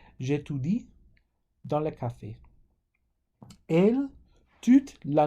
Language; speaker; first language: French; non-native, fluent; English